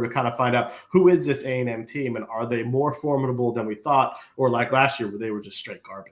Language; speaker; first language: English; native; English